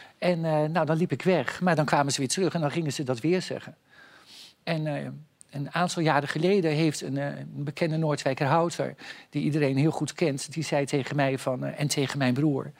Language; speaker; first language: Dutch; native; Dutch